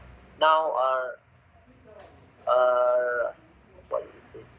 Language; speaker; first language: English; non-native, learner; Indonesian